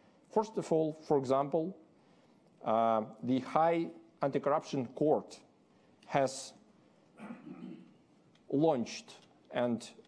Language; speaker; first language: English; non-native, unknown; Ukrainian